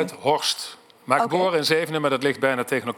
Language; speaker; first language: Dutch; native; Dutch